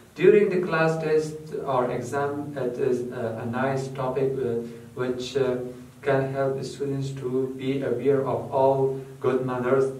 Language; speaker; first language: English; non-native, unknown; Persian